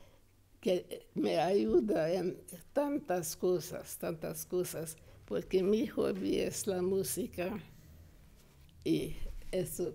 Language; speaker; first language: Spanish; non-native, fluent; Hungarian